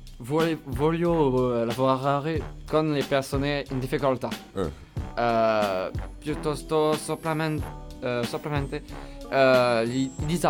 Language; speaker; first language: Italian; non-native, learner; French